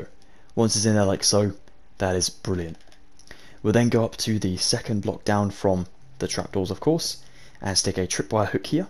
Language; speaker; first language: English; native; English